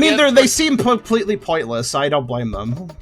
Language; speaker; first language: English; native; English